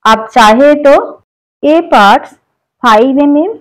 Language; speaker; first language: Hindi; non-native, local second language; Bangla